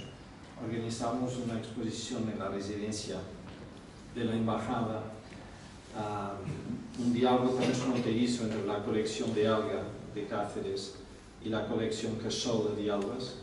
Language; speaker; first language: Spanish; non-native, fluent; Portuguese